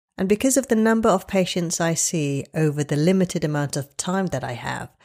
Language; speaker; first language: English; native; English